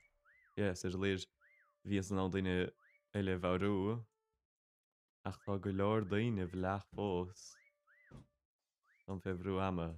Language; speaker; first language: Irish; non-native, local second language; English